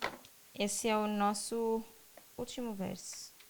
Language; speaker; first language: Portuguese; native; Portuguese